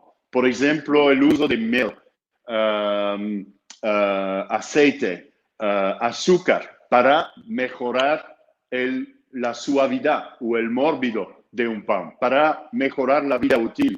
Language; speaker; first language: Spanish; non-native, fluent; Dutch